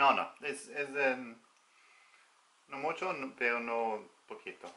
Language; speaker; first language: Spanish; non-native, learner; Norwegian